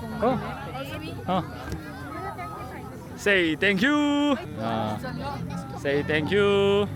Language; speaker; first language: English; non-native, learner; Korean